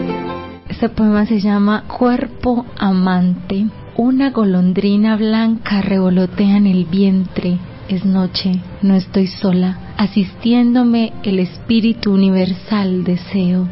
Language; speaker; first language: Spanish; native; Spanish